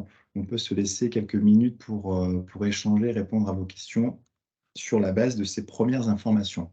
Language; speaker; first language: French; native; French